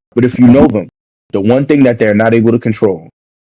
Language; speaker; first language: English; native; English